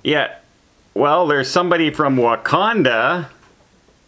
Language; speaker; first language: English; native; English